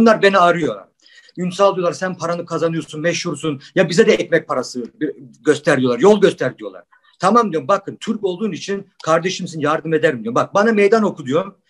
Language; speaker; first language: Turkish; early bilingual, heritage; Turkish